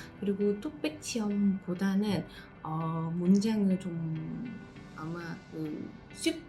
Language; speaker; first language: Korean; non-native, learner; Vietnamese